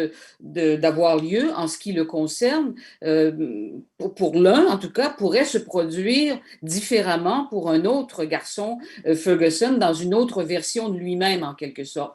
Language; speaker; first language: French; native; French